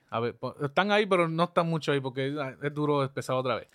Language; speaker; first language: Spanish; early bilingual, other home language; English